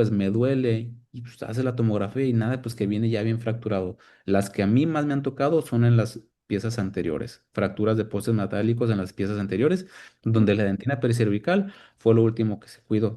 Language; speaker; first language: Spanish; native; Spanish